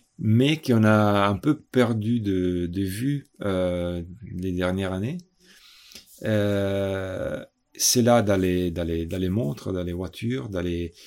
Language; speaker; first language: French; non-native, fluent; Italian